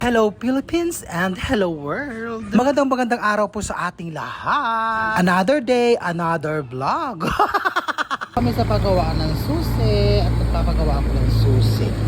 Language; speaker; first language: Filipino; non-native, local second language; Iloko